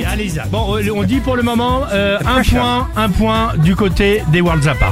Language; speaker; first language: French; native; French